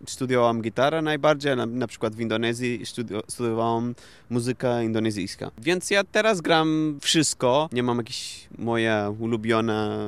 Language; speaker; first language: Polish; non-native, learner; Portuguese